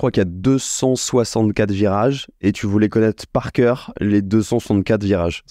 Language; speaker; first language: French; native; French